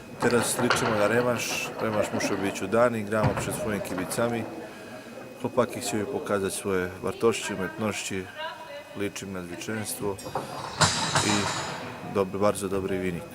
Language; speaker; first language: Polish; non-native, learner; Serbian